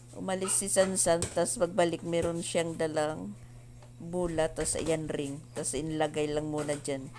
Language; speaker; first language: Filipino; non-native, local second language; Waray